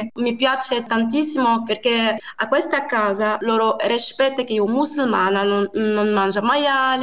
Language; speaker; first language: Italian; non-native, learner; Arabic